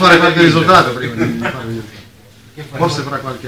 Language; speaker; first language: Italian; non-native, learner; Russian